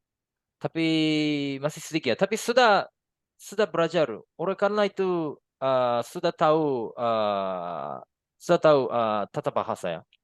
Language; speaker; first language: Indonesian; non-native, fluent; Japanese